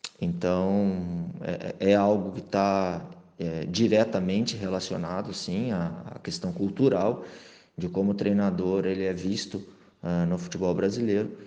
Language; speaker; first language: Portuguese; native; Portuguese